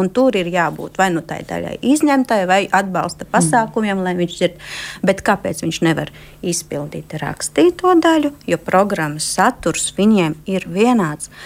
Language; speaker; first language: Latvian; native; Latvian